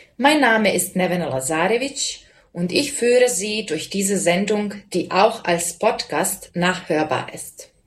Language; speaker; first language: German; non-native, fluent; Serbian